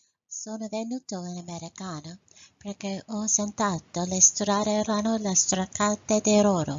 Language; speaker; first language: Italian; non-native, learner; English